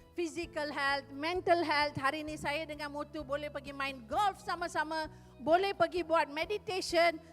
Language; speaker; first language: Malay; non-native, local second language; Tamil